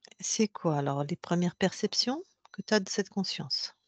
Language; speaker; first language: French; native; French